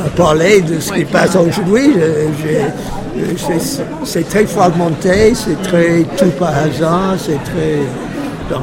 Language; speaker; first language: French; non-native, fluent; English